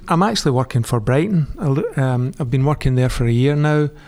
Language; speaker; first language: English; native; English